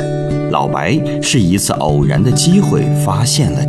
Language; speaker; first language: Chinese; native; Chinese